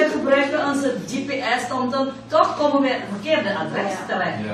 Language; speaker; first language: Dutch; non-native, learner; Indonesian